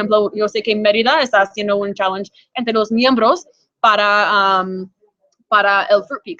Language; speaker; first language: Spanish; non-native, fluent; English